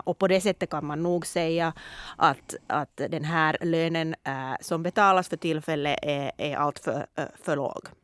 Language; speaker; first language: Swedish; non-native, local second language; Finnish